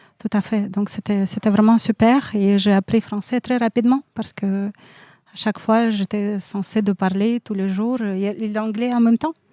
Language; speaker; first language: French; non-native, fluent; Russian